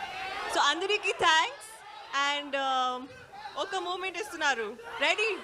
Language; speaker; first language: Telugu; non-native, learner; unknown